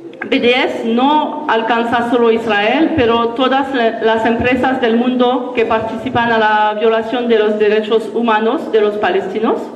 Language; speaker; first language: Spanish; non-native, learner; French